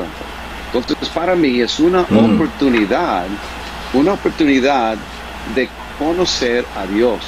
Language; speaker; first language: Spanish; non-native, fluent; English